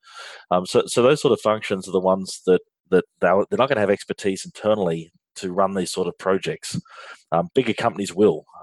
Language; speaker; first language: English; native; English